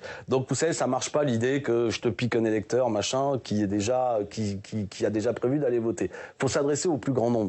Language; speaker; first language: French; native; French